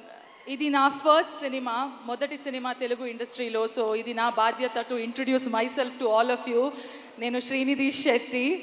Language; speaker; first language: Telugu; non-native, learner; Kannada